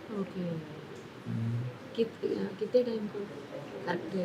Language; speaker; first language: Hindi; non-native, local second language; Telugu